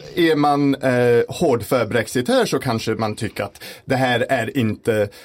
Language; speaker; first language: Swedish; non-native, fluent; English